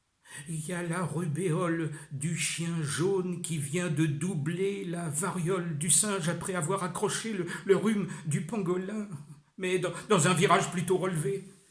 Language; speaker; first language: French; native; French